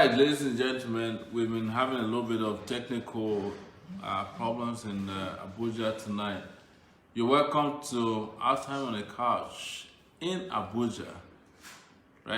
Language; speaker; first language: English; non-native, local second language; Yoruba